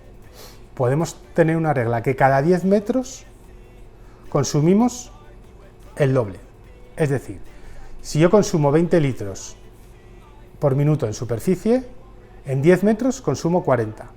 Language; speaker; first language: Spanish; native; Spanish